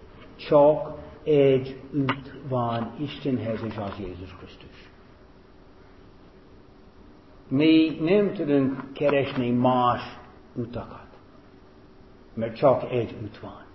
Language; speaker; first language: Hungarian; non-native, fluent; English